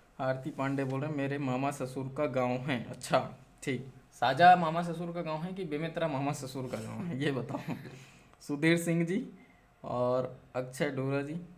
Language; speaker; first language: Hindi; native; Hindi